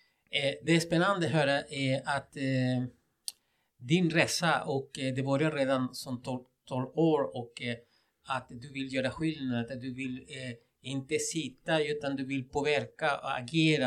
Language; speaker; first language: Swedish; non-native, fluent; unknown